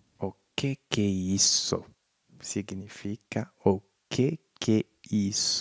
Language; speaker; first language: Portuguese; non-native, fluent; French